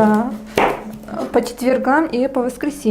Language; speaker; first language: Russian; non-native, fluent; Uzbek